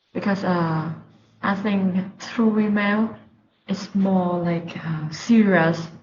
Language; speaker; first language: English; non-native, learner; Vietnamese